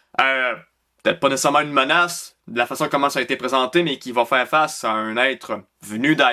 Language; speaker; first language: French; native; French